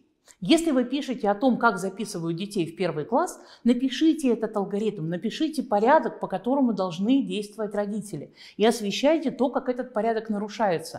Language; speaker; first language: Russian; native; Russian